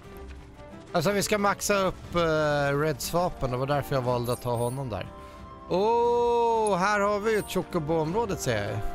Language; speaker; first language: Swedish; native; Swedish